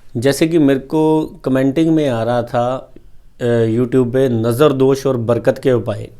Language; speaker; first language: Hindi; non-native, local second language; Punjabi